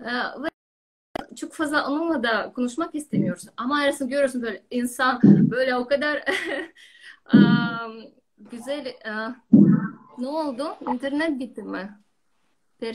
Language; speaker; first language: Turkish; non-native, learner; Russian